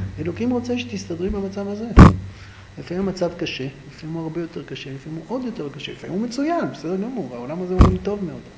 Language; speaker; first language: Hebrew; native; Hebrew